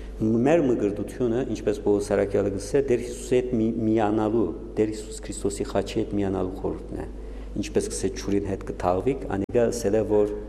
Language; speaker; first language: Armenian; early bilingual, heritage; Armenian